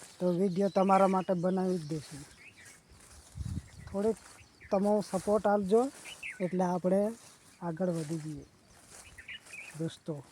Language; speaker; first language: Gujarati; non-native, local second language; Rathawi